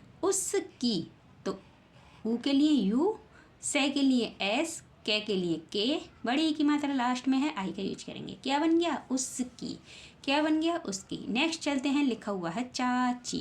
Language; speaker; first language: Hindi; native; Hindi